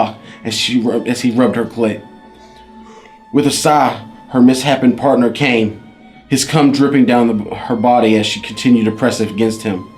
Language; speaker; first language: English; native; English